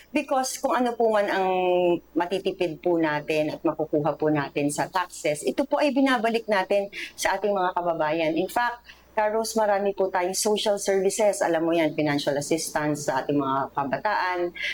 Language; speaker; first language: Filipino; native; Filipino